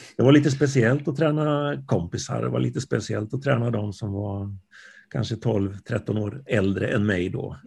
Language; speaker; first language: Swedish; native; Swedish